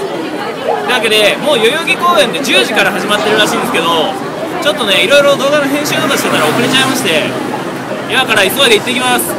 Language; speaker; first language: Japanese; native; Japanese